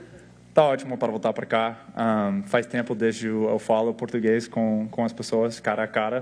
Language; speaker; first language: Portuguese; non-native, fluent; English